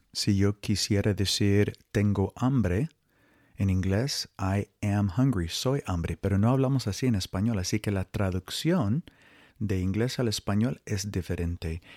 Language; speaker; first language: Spanish; non-native, fluent; English